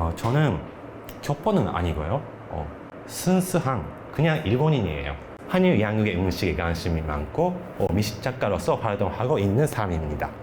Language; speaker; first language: Korean; non-native, fluent; Japanese